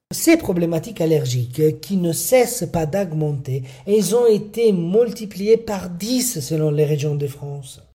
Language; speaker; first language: French; non-native, fluent; Italian